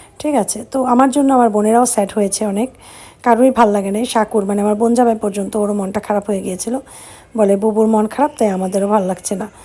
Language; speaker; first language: Bangla; early bilingual, heritage; Bangla